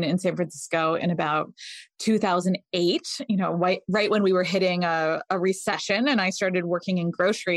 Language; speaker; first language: English; native; English